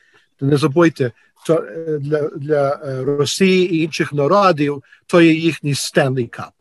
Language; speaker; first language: Ukrainian; early bilingual, heritage; Ukrainian